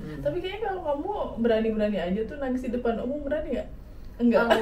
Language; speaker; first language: Indonesian; native; Indonesian